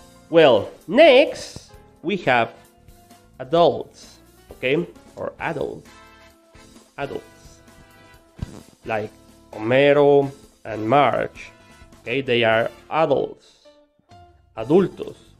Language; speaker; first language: English; non-native, fluent; Spanish